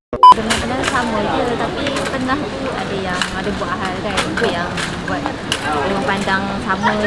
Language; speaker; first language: Malay; native; Malay